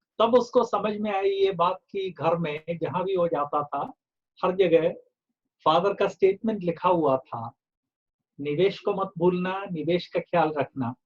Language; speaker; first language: Hindi; native; Hindi